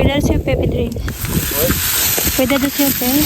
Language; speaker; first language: Portuguese; non-native, learner; Filipino